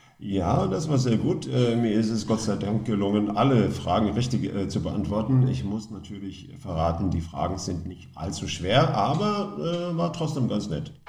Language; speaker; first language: German; non-native, fluent; Norwegian